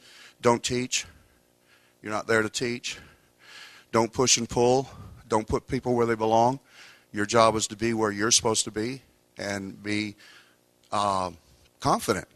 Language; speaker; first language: English; native; English